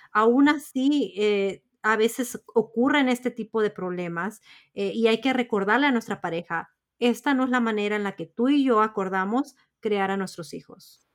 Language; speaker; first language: Spanish; early bilingual, heritage; Spanish